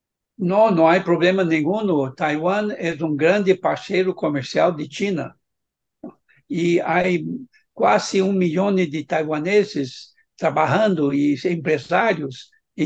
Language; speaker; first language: Spanish; non-native, fluent; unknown